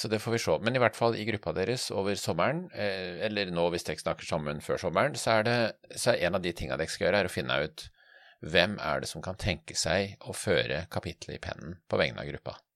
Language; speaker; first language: Norwegian; native; Norwegian